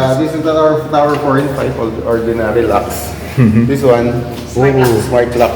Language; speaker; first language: English; non-native, local second language; Filipino